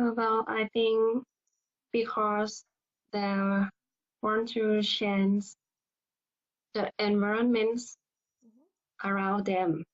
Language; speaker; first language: English; non-native, learner; Thai